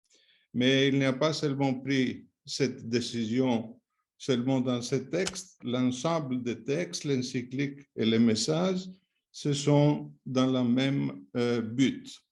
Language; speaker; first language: French; non-native, fluent; Greek